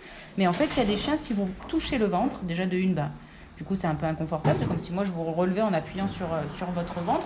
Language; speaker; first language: French; native; French